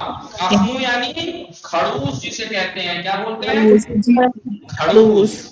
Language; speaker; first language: Urdu; native; Urdu